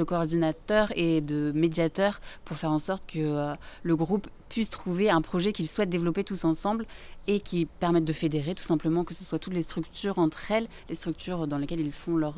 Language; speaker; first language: French; native; French